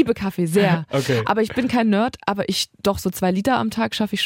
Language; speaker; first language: German; native; German